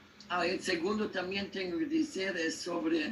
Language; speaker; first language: Spanish; non-native, learner; German